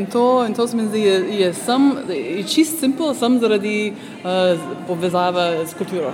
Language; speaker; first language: Slovenian; early bilingual, heritage; Slovenian